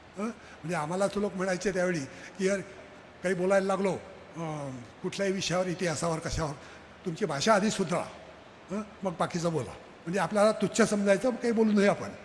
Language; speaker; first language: Marathi; native; Marathi